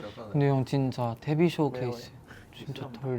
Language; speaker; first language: Korean; non-native, fluent; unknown